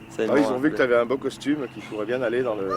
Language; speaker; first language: French; native; French